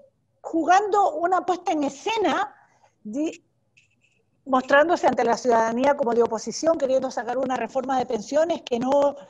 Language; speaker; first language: Spanish; native; Spanish